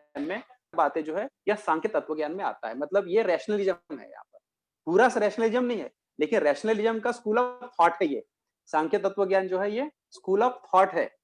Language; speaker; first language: Hindi; non-native, local second language; Marathi